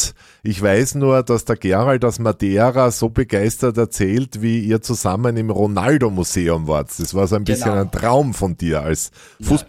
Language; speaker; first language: German; native; German